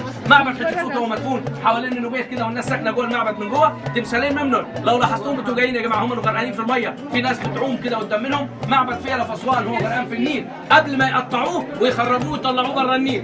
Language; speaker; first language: Arabic; native; Arabic